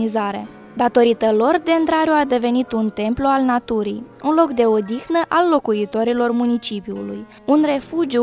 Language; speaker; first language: Romanian; native; Romanian